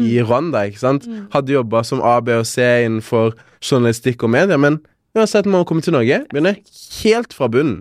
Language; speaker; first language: Norwegian; early bilingual, other home language; Kinyarwanda